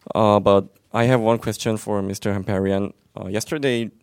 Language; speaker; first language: English; non-native, fluent; Korean